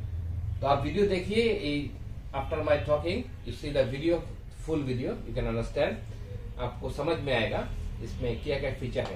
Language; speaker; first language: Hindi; non-native, learner; Bangla